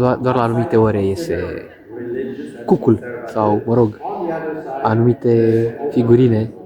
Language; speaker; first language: Romanian; native; Romanian